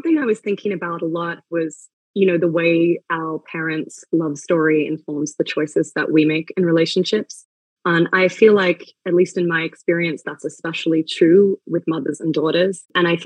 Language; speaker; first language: English; native; English